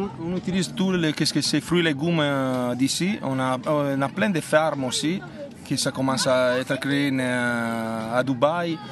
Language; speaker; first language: French; non-native, fluent; Italian